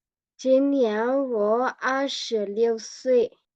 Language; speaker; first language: Chinese; non-native, learner; Burmese